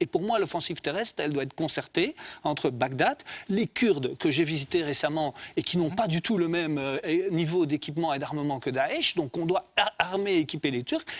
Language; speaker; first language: French; native; French